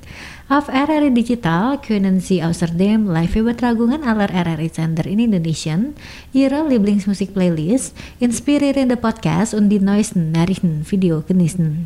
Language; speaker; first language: German; non-native, fluent; Indonesian